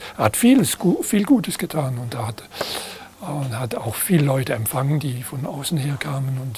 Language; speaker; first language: German; non-native, fluent; French